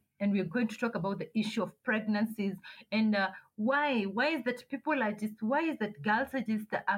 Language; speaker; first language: English; non-native, local second language; Masai